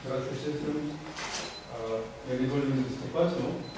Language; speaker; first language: Russian; non-native, learner; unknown